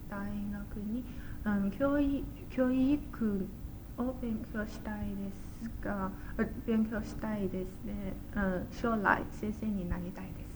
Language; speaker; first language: Japanese; non-native, learner; Chinese